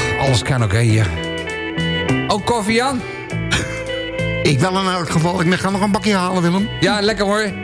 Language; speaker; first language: Dutch; native; Dutch